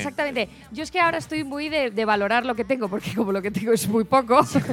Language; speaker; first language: Spanish; native; Spanish